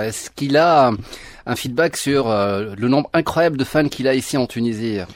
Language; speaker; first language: French; non-native, local second language; Arabic